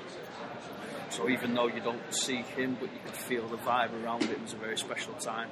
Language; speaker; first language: English; native; English